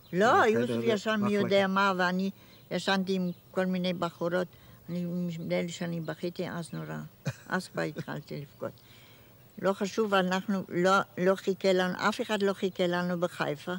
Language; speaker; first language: Hebrew; non-native, fluent; German